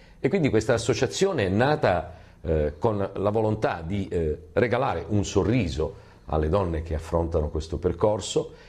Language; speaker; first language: Italian; native; Italian